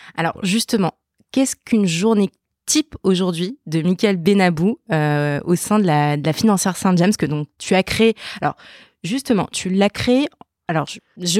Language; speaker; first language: French; native; French